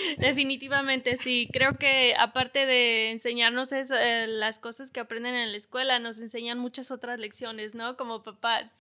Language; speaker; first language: Spanish; native; Spanish